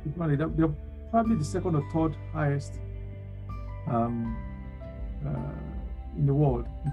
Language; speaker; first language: English; non-native, local second language; Yoruba